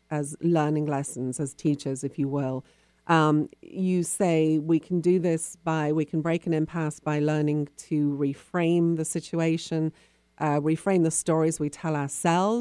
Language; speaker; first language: English; native; English